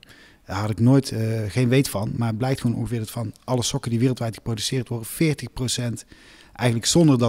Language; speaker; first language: Dutch; native; Dutch